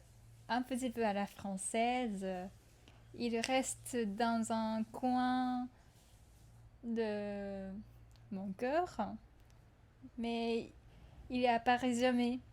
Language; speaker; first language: French; non-native, fluent; Japanese